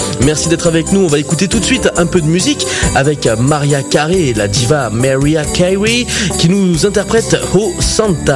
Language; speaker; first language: French; native; French